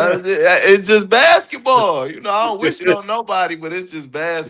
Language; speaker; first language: English; native; English